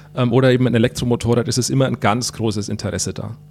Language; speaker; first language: German; native; German